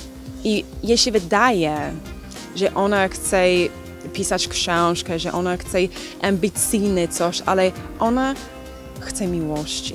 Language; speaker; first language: Polish; non-native, learner; English